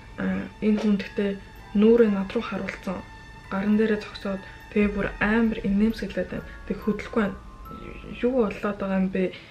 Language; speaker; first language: Mongolian; early bilingual, heritage; Mongolian